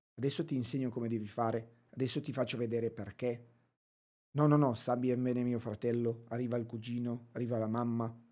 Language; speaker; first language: Italian; non-native, fluent; Romanian